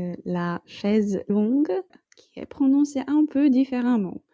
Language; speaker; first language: French; non-native, fluent; Polish